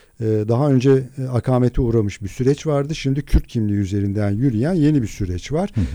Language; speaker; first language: Turkish; non-native, local second language; Adyghe